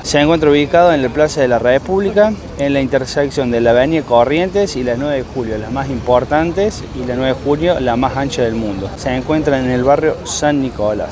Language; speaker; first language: Spanish; native; Spanish